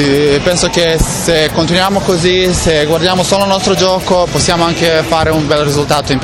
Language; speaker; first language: Italian; non-native, fluent; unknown